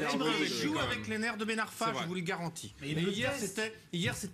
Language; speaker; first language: French; native; French